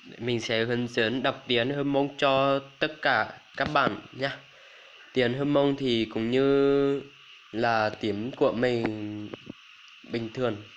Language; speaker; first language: Vietnamese; non-native, local second language; Hmong